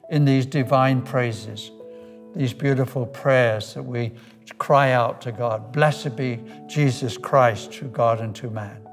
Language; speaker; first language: English; native; English